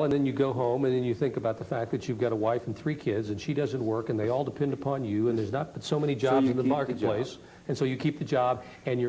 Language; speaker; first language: English; native; English